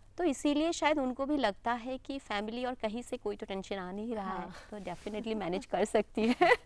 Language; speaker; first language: Hindi; non-native, local second language; Assamese